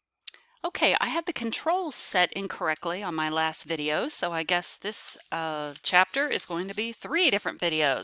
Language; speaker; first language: English; native; English